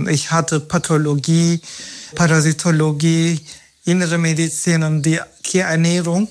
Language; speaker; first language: German; non-native, fluent; Turkish